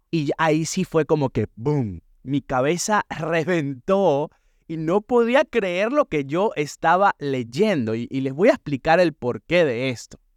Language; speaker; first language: Spanish; native; Spanish